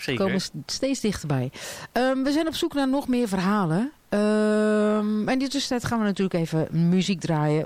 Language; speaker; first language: Dutch; native; Dutch